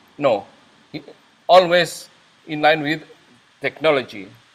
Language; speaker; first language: English; non-native, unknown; Indonesian